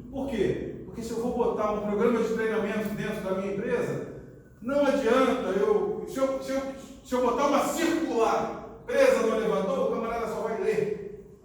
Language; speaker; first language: Portuguese; native; Portuguese